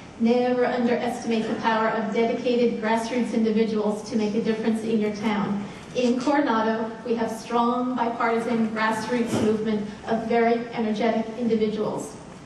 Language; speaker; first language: English; native; English